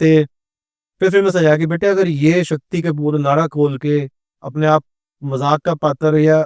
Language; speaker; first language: Hindi; non-native, local second language; Punjabi